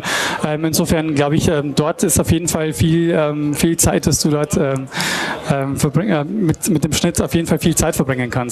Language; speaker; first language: German; native; German